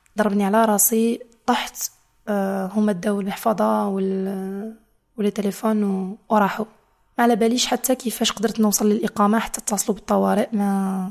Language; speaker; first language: Arabic; non-native, fluent; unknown